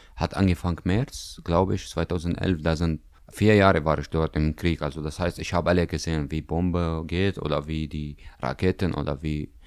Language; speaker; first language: German; non-native, learner; Arabic